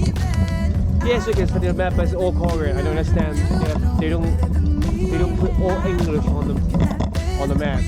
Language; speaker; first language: English; non-native, learner; Cantonese